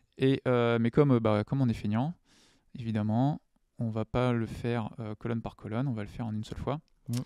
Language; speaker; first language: French; native; French